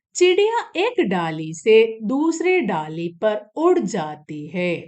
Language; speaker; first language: Hindi; non-native, local second language; Malayalam